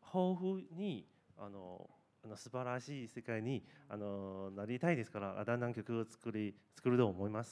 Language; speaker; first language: Japanese; non-native, learner; Chinese